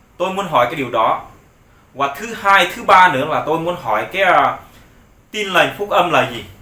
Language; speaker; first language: Vietnamese; non-native, local second language; Jarai